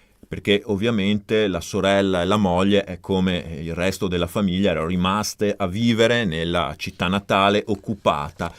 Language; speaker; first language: Italian; native; Italian